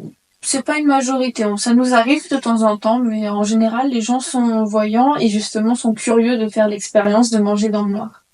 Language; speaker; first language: French; native; French